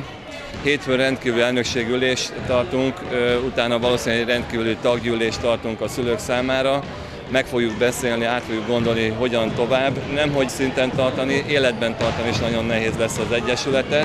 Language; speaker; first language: Hungarian; native; Hungarian